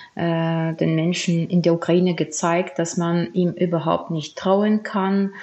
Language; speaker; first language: German; non-native, fluent; Ukrainian